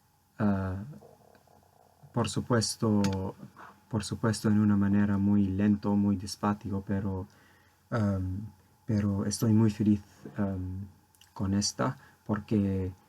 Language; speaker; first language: Spanish; non-native, learner; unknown